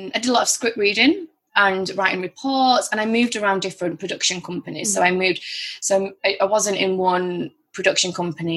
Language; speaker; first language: English; native; English